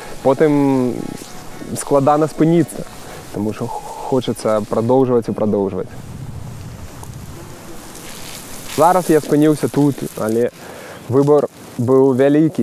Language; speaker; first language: Belarusian; non-native, local second language; Russian